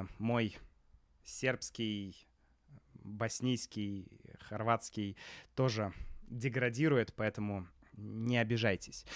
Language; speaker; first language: Russian; native; Russian